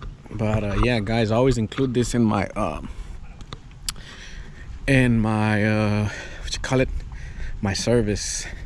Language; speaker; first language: English; early bilingual, other home language; Spanish